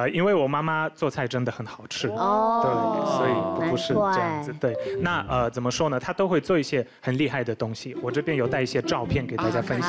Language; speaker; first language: Chinese; non-native, fluent; Polish